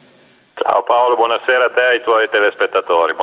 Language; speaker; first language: Italian; native; Italian